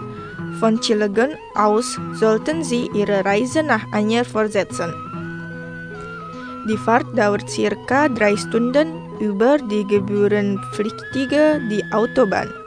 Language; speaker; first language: German; non-native, fluent; Indonesian